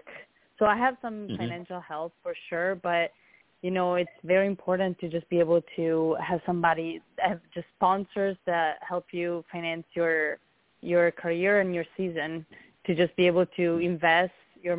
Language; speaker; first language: English; non-native, fluent; Italian